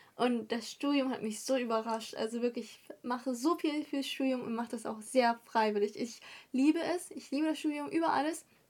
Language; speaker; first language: German; early bilingual, other home language; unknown